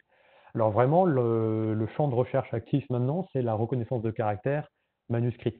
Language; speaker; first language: French; native; French